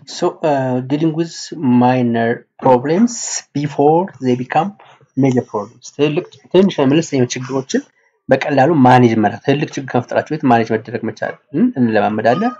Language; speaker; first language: English; non-native, local second language; Amharic